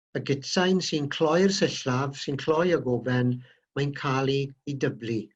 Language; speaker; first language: Welsh; native; Welsh